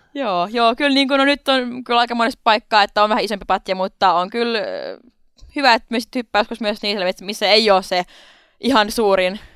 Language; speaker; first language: Finnish; non-native, local second language; Swedish